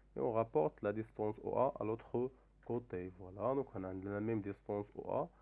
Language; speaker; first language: French; non-native, local second language; Arabic